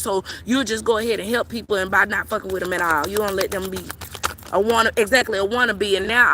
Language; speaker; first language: English; native; English